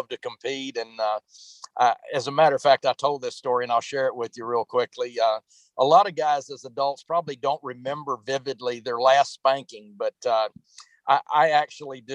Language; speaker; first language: English; native; English